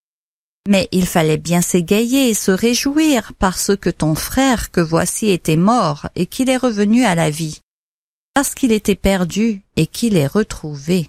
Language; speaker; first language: French; native; French